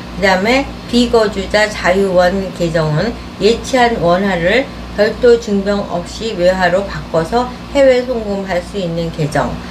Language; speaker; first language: Korean; native; Korean